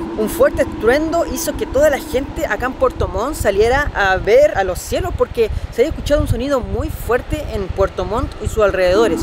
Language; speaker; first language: Spanish; native; Spanish